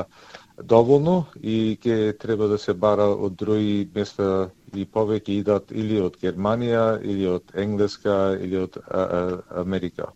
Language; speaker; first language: Macedonian; early bilingual, heritage; Macedonian